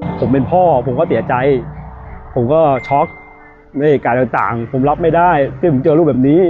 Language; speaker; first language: Thai; native; Thai